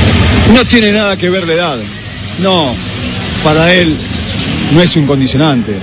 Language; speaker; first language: Spanish; native; Spanish